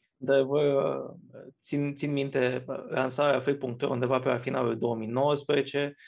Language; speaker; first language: Romanian; native; Romanian